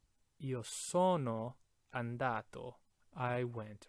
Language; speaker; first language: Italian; non-native, fluent; English